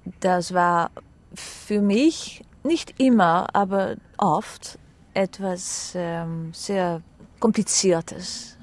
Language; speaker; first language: German; non-native, fluent; Dutch